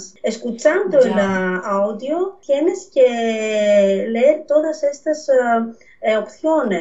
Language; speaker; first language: Spanish; non-native, fluent; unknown